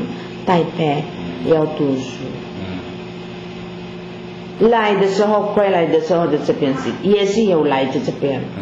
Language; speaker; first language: Chinese; non-native, learner; Filipino